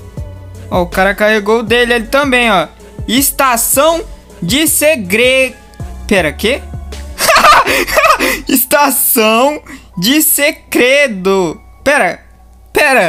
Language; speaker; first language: Portuguese; native; Portuguese